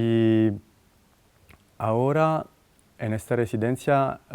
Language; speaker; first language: Spanish; non-native, fluent; Italian